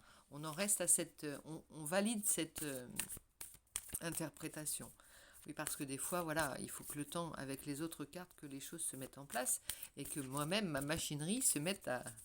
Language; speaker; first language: French; native; French